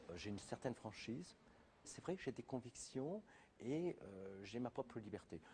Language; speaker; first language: French; native; French